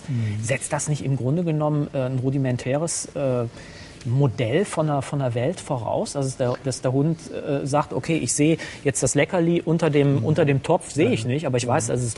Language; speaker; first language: German; native; German